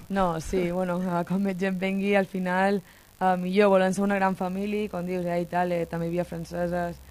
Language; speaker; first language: Catalan; native; Catalan